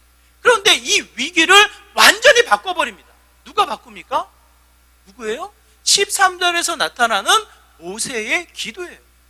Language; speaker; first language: Korean; native; Korean